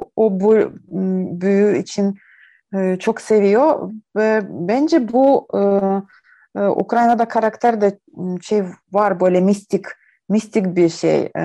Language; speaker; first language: Turkish; non-native, learner; Ukrainian